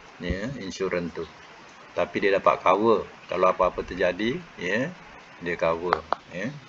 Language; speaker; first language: Malay; native; Malay